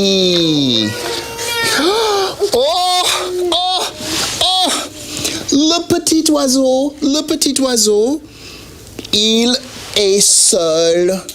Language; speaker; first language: French; non-native, fluent; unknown